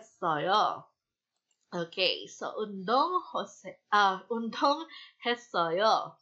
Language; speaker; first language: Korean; non-native, fluent; Filipino